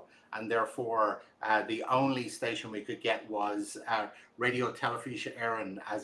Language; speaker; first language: English; native; English